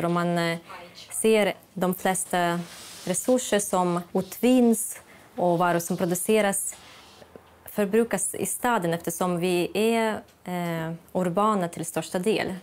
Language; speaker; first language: Swedish; non-native, fluent; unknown